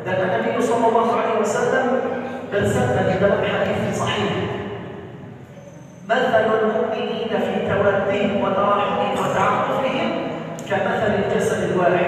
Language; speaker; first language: Indonesian; non-native, learner; Arabic